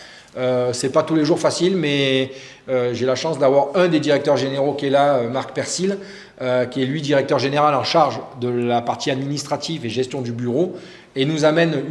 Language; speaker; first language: French; native; French